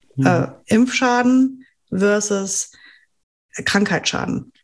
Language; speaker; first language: German; non-native, fluent; French